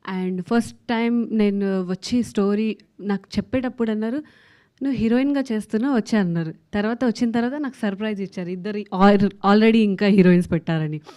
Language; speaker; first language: Telugu; non-native, fluent; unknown